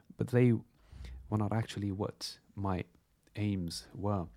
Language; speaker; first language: English; non-native, fluent; Persian